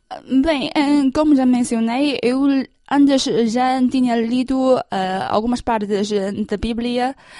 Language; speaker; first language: Portuguese; non-native, fluent; Chinese